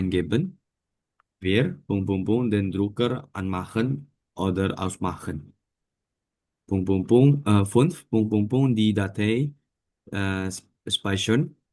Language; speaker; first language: German; non-native, learner; Indonesian